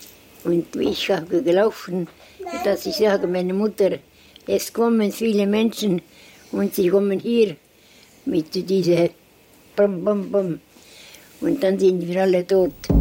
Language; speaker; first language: German; non-native, learner; Estonian